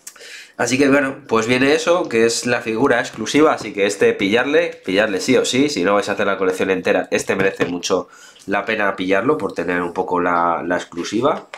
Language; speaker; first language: Spanish; native; Spanish